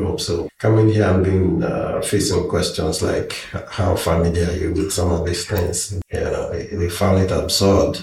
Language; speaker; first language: English; non-native, local second language; Igbo